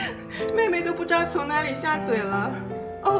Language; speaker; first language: Chinese; native; Chinese